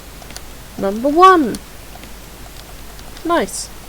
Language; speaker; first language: English; native; English